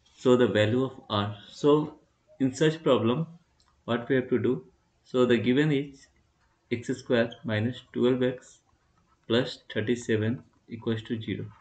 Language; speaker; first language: English; non-native, local second language; Hindi